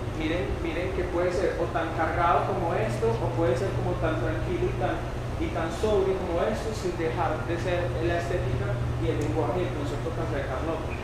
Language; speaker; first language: Spanish; native; Spanish